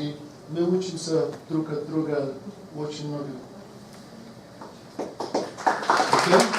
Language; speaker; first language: Russian; non-native, learner; Polish